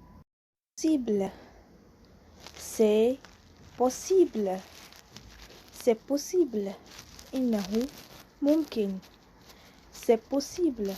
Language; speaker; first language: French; non-native, local second language; Arabic